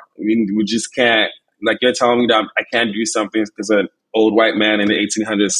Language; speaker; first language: English; non-native, local second language; Igbo